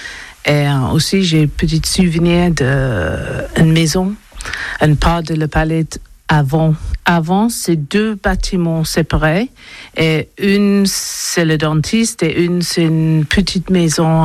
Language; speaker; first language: French; non-native, learner; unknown